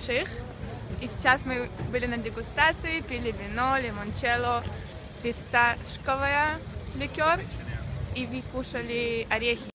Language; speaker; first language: Russian; early bilingual, heritage; Russian